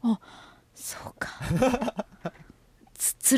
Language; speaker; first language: Japanese; native; Japanese